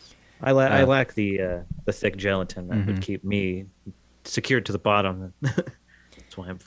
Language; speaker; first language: English; native; English